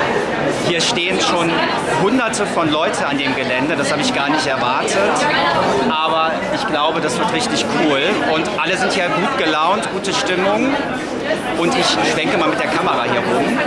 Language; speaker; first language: German; native; German